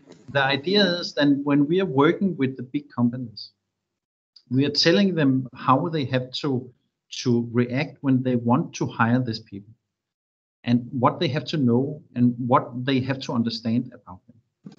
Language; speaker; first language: English; non-native, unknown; Danish